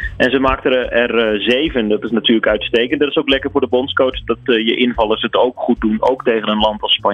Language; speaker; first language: Dutch; native; Dutch